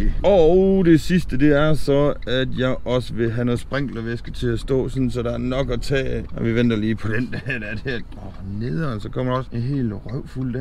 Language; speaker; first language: Danish; native; Danish